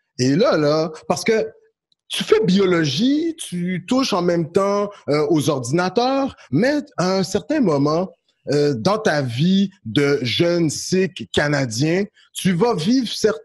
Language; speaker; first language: French; native; French